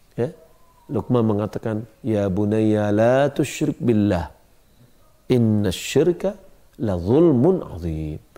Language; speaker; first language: Malay; non-native, local second language; Minangkabau